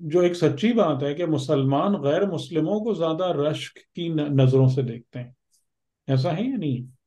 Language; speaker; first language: Urdu; native; Urdu